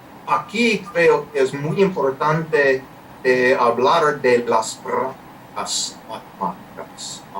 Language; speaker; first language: Spanish; non-native, fluent; English